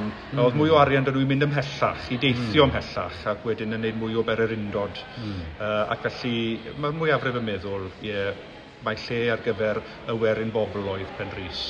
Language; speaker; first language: Welsh; native; Welsh